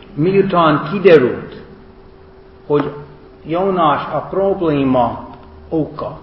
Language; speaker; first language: Hungarian; non-native, fluent; English